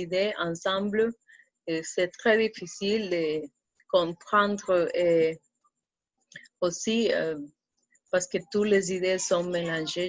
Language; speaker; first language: French; non-native, fluent; Spanish